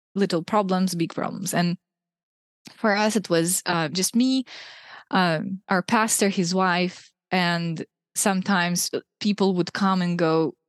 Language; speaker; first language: English; non-native, fluent; Russian